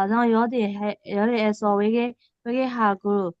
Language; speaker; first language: Korean; non-native, learner; Burmese